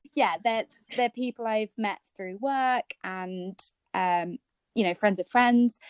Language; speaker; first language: English; native; English